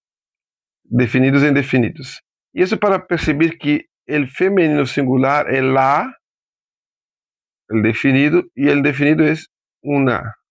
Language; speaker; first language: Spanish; non-native, fluent; Portuguese